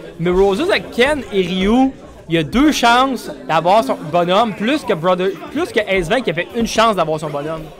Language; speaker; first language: French; native; French